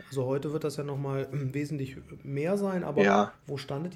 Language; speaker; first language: German; native; German